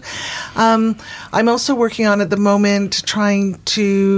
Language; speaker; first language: English; native; English